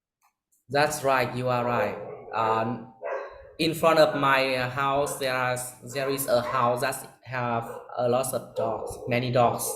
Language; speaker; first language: English; non-native, learner; Vietnamese